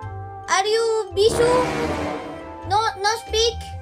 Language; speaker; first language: English; non-native, learner; Indonesian